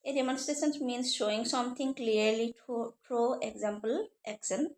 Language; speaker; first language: English; non-native, local second language; Assamese